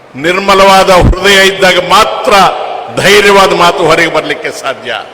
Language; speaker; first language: Kannada; native; Kannada